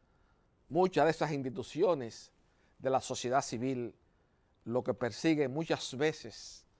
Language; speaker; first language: Spanish; native; Spanish